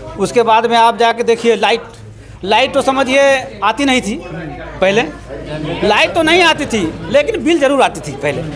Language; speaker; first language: Hindi; native; Hindi